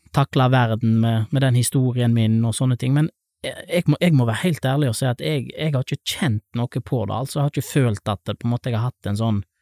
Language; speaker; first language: Norwegian; native; Norwegian